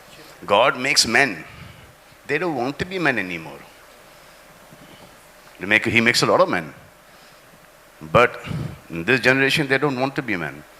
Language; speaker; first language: English; non-native, local second language; Hindi